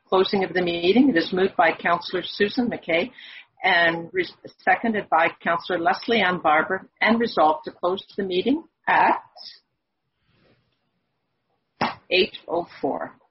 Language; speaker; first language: English; native; English